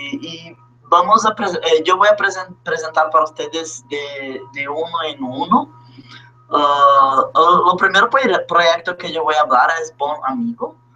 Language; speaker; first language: Spanish; non-native, learner; Portuguese